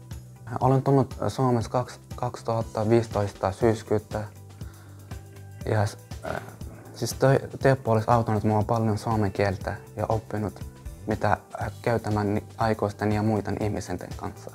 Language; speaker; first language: Finnish; early bilingual, other home language; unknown